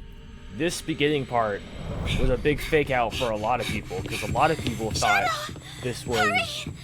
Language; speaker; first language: English; native; English